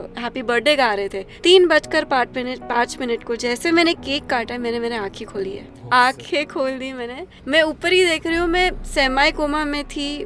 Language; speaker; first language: Hindi; early bilingual, heritage; Hindi